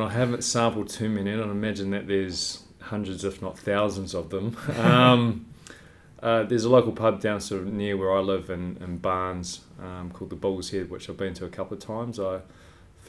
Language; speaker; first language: English; native; English